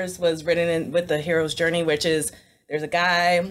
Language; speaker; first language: English; native; English